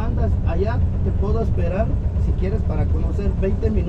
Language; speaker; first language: Spanish; native; Spanish